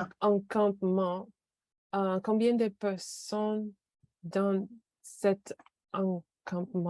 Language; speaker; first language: French; non-native, learner; English